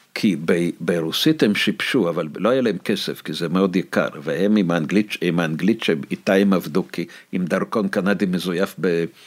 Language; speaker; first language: Hebrew; non-native, fluent; Russian